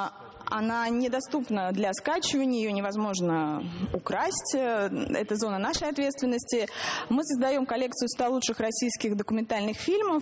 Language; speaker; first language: Russian; native; Russian